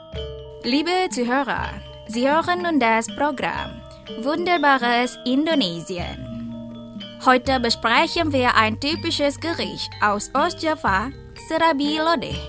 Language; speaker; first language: German; non-native, fluent; Indonesian